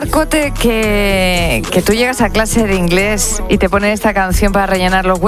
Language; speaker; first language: Spanish; native; Spanish